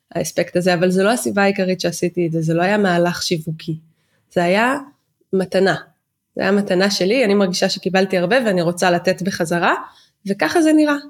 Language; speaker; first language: Hebrew; native; Hebrew